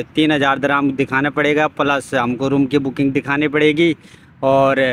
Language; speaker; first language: Hindi; native; Hindi